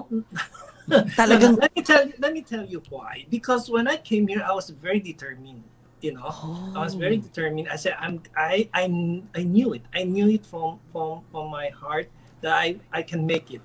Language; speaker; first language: English; non-native, local second language; Filipino